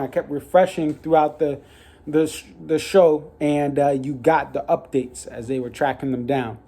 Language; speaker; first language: English; native; English